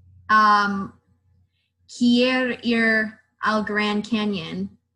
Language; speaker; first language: Spanish; non-native, learner; English